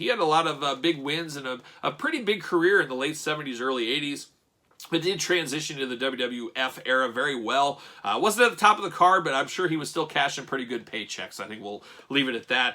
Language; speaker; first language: English; native; English